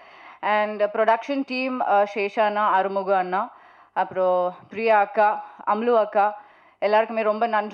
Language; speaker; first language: Tamil; non-native, learner; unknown